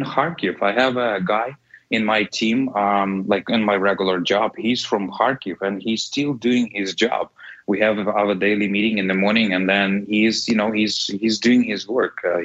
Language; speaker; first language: English; non-native, fluent; Ukrainian